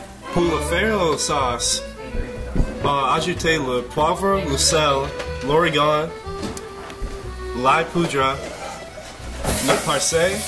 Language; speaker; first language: French; non-native, learner; English